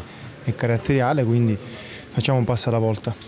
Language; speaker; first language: Italian; native; Italian